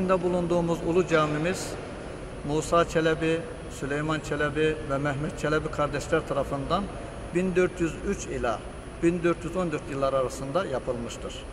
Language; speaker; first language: Turkish; native; Turkish